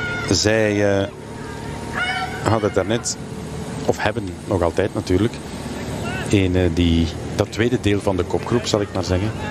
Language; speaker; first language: Dutch; native; Dutch